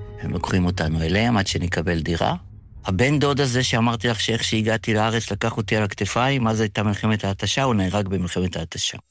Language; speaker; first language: Hebrew; early bilingual, other home language; Yiddish